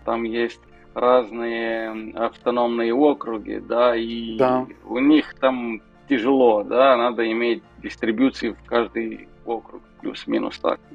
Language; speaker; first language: Russian; non-native, local second language; Romanian